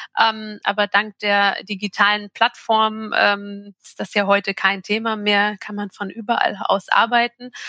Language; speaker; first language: German; early bilingual, other home language; Turkish